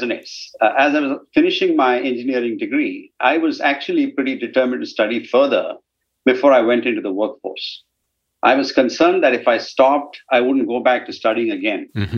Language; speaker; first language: English; non-native, local second language; Tamil